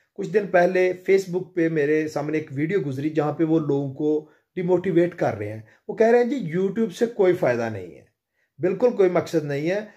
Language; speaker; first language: Urdu; non-native, local second language; Punjabi